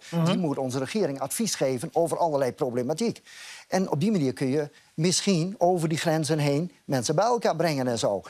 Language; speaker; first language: Dutch; native; Dutch